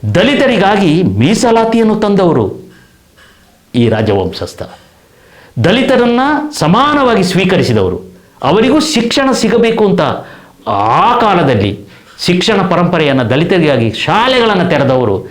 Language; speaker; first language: Kannada; non-native, local second language; Kodava